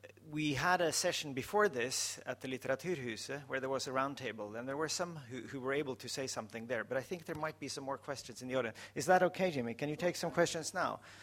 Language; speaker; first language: English; non-native, fluent; Norwegian